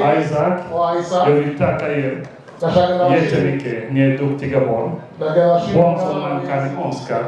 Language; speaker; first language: Swedish; non-native, learner; Rundi